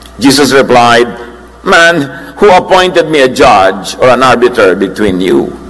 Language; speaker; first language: English; non-native, local second language; Filipino